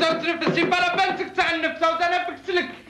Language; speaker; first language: Arabic; native; Arabic